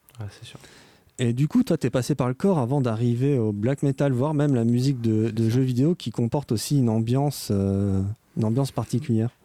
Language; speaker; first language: French; native; French